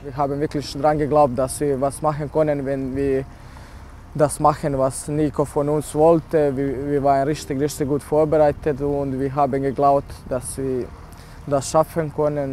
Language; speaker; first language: German; non-native, fluent; Serbian